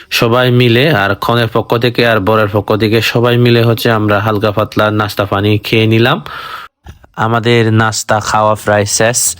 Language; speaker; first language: Bangla; non-native, local second language; Chakma